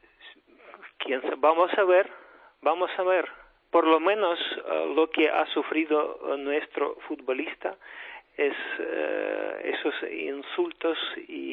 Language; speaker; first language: Spanish; non-native, fluent; Ukrainian